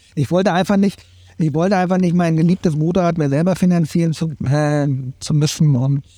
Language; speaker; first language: German; native; German